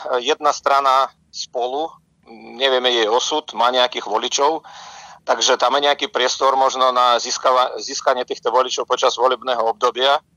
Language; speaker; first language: Slovak; non-native, fluent; Russian